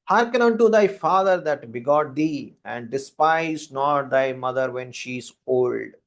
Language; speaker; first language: English; non-native, local second language; Telugu